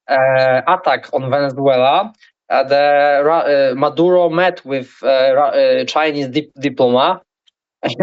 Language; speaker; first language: English; non-native, learner; Polish